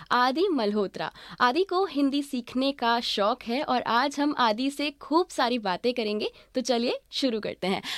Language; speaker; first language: Hindi; native; Hindi